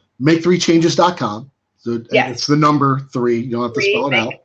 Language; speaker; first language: English; native; English